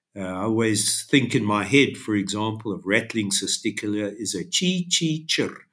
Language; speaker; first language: English; native; English